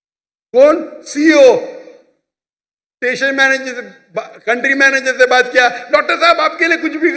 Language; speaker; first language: Hindi; non-native, local second language; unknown